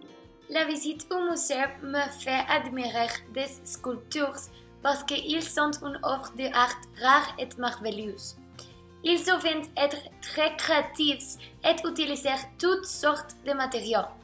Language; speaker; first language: French; non-native, learner; Spanish